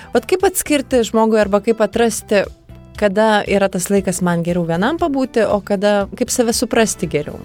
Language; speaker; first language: Lithuanian; native; Lithuanian